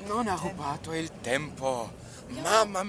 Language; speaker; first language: Italian; non-native, learner; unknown